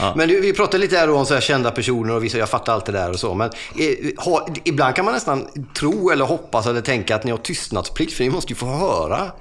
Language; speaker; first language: Swedish; native; Swedish